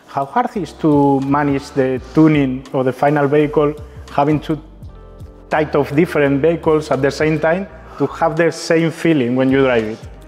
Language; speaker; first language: English; non-native, fluent; Spanish